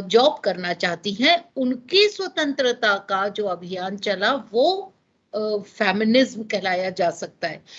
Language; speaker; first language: Hindi; non-native, local second language; Gujarati